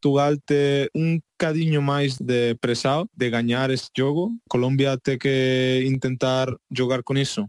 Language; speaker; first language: Portuguese; non-native, learner; Spanish